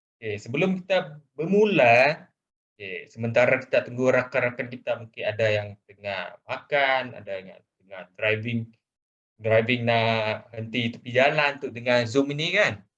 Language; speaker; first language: Malay; non-native, local second language; Chinese